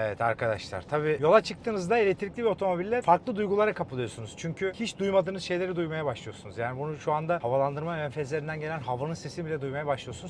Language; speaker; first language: Turkish; native; Turkish